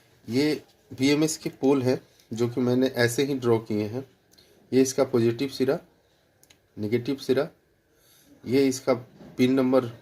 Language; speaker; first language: Hindi; native; Hindi